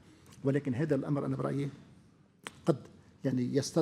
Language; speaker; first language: Arabic; native; Arabic